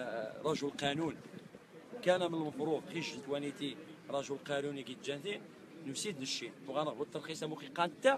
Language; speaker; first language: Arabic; non-native, local second language; Riffian